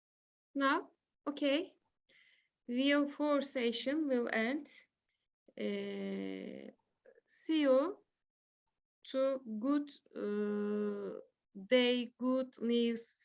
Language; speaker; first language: English; non-native, learner; Turkish